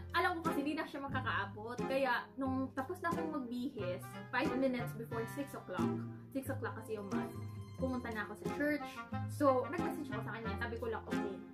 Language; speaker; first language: Filipino; non-native, local second language; Cebuano